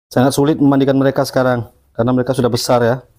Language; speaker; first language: Indonesian; native; Indonesian